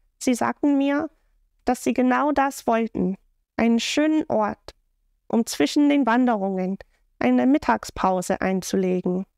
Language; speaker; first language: German; non-native, fluent; English